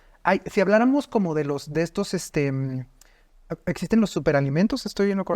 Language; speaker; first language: Spanish; native; Spanish